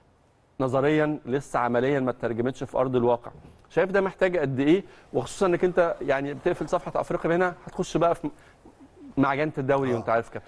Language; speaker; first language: Arabic; native; Arabic